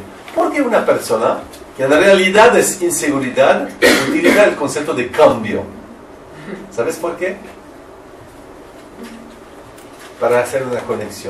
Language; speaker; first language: Spanish; non-native, learner; French